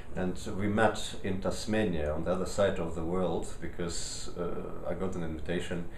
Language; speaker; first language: English; early bilingual, other home language; Ukrainian